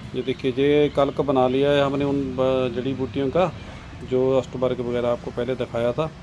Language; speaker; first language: Hindi; non-native, local second language; Punjabi